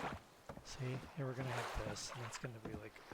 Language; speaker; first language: English; native; English